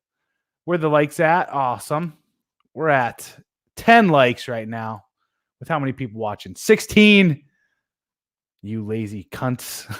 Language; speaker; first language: English; native; English